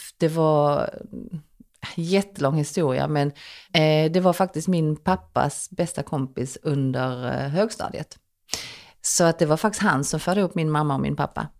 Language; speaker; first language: Swedish; early bilingual, other home language; Korean